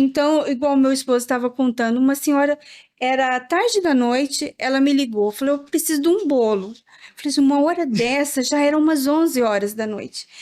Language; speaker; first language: Portuguese; native; Portuguese